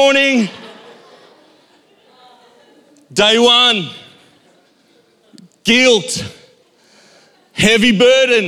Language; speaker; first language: English; native; English